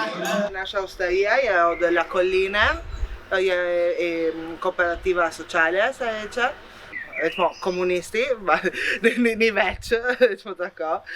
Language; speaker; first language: Slovenian; non-native, local second language; Italian